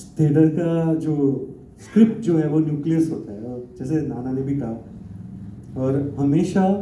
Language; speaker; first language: Hindi; non-native, local second language; Gujarati